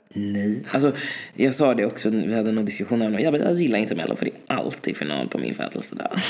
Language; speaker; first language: Swedish; early bilingual, other home language; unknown